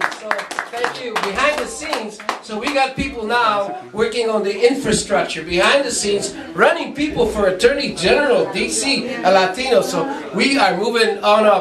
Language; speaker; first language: English; non-native, fluent; Spanish